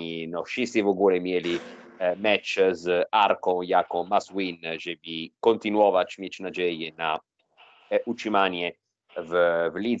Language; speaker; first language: Polish; non-native, fluent; Italian